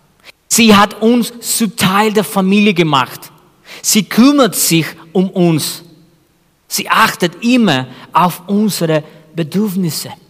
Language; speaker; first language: German; non-native, fluent; Spanish